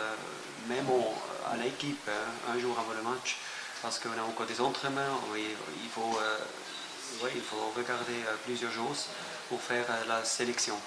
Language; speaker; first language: French; non-native, fluent; German